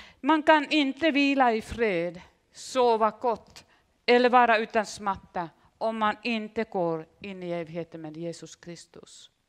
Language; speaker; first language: Swedish; non-native, fluent; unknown